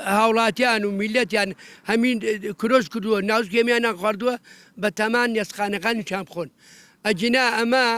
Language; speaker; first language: Central Kurdish; native; Central Kurdish